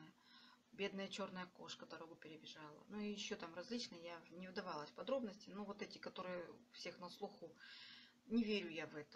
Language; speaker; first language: Russian; native; Russian